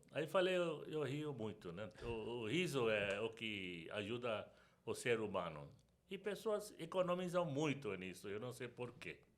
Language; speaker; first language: Portuguese; non-native, fluent; Sindhi